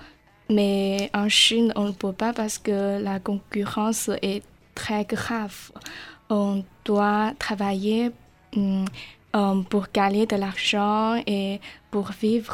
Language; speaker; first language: French; non-native, learner; Chinese